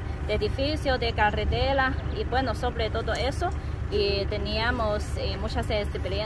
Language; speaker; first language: Spanish; non-native, learner; Chinese